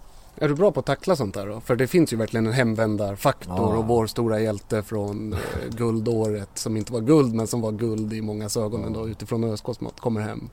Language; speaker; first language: Swedish; native; Swedish